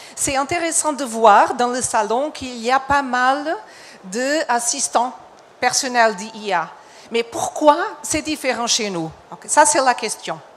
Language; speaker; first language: French; non-native, fluent; Portuguese